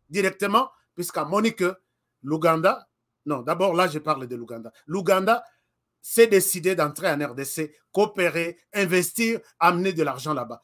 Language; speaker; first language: French; non-native, local second language; Lingala